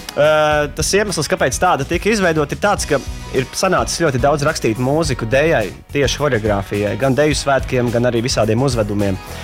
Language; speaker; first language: Latvian; native; Latvian